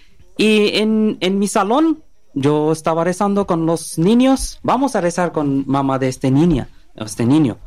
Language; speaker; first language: Spanish; non-native, learner; Bangla